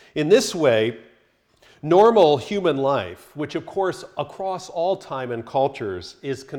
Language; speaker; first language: English; native; English